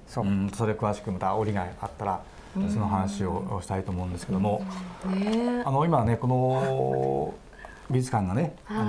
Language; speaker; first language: Japanese; native; Japanese